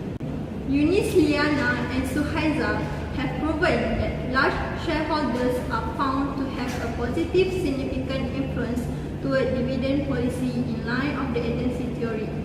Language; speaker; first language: English; non-native, learner; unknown